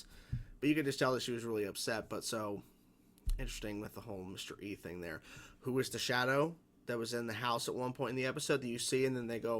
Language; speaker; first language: English; native; English